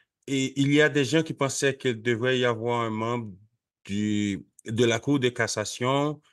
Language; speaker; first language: French; non-native, local second language; Haitian Creole